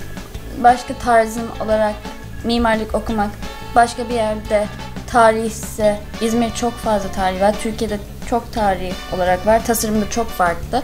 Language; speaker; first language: Turkish; non-native, learner; English